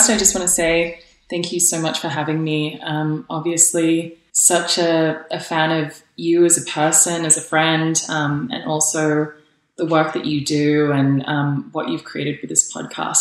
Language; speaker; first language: English; native; English